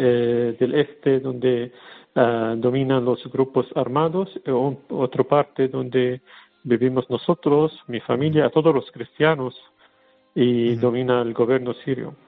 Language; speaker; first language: Spanish; non-native, learner; Arabic